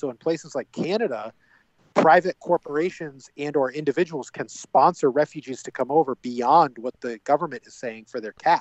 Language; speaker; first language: English; native; English